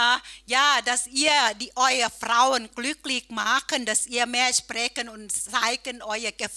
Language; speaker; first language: German; non-native, learner; Thai